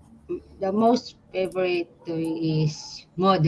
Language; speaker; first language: English; non-native, learner; Filipino